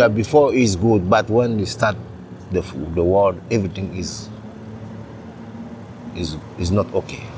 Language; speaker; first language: English; non-native, learner; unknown